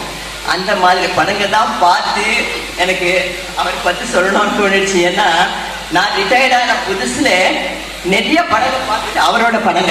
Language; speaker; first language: Tamil; non-native, local second language; Telugu